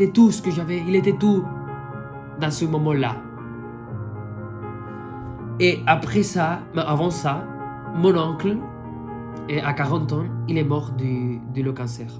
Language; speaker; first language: French; non-native, fluent; Spanish